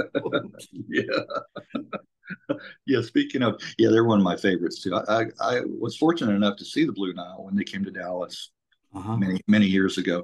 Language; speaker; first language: English; native; English